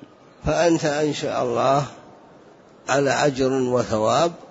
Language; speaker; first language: Arabic; native; Arabic